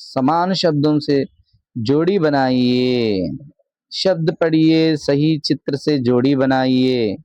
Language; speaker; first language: Hindi; non-native, local second language; Telugu